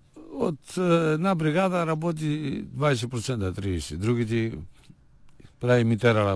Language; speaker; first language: Bulgarian; non-native, learner; Greek